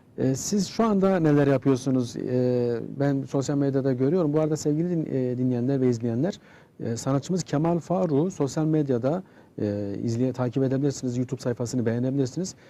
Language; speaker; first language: Turkish; native; Turkish